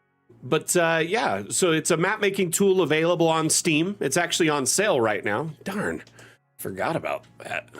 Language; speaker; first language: English; native; English